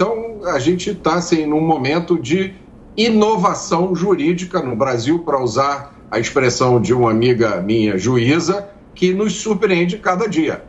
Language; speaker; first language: Portuguese; native; Portuguese